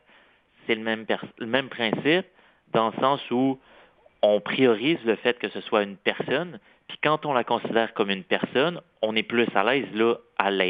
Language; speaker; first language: French; native; French